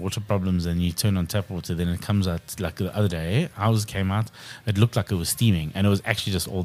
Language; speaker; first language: English; native; English